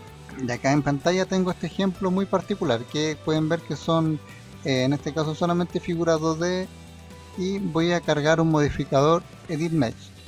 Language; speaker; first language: Spanish; native; Spanish